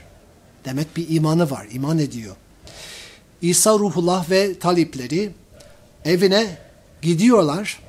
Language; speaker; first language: Turkish; non-native, fluent; English